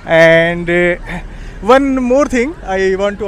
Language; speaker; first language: English; non-native, local second language; Hindi